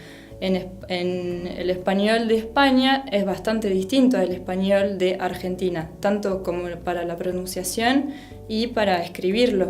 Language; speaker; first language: Spanish; non-native, fluent; French